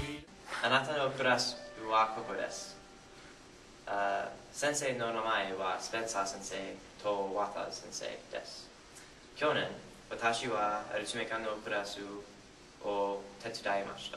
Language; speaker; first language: Japanese; non-native, learner; English